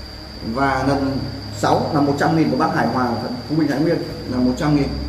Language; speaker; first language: Vietnamese; native; Vietnamese